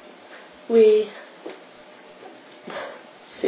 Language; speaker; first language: French; non-native, learner; English